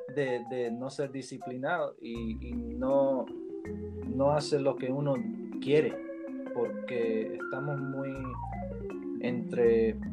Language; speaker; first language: Spanish; early bilingual, heritage; Spanish